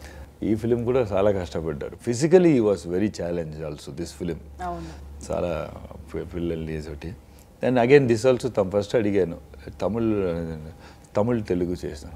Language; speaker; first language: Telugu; non-native, fluent; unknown